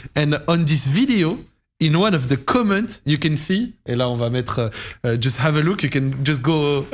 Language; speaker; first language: English; non-native, fluent; French